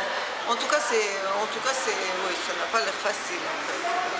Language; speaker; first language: French; non-native, fluent; Georgian